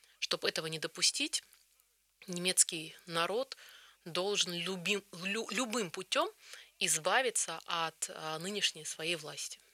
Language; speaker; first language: Russian; early bilingual, heritage; Russian